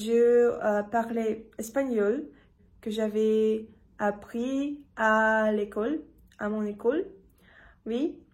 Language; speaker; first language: French; non-native, learner; Russian